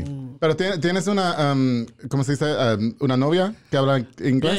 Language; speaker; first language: Spanish; early bilingual, heritage; English